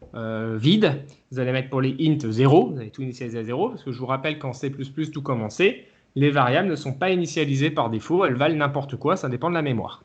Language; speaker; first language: French; native; French